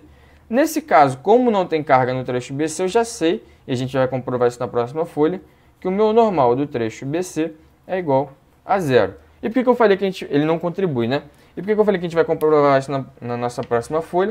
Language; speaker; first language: Portuguese; native; Portuguese